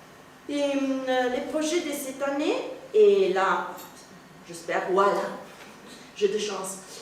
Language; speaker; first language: French; non-native, fluent; Italian